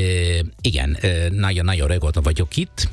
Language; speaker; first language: Hungarian; non-native, fluent; Italian